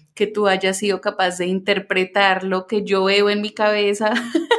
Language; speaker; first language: Spanish; early bilingual, heritage; Spanish